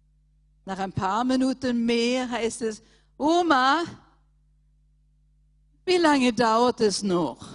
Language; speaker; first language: German; non-native, fluent; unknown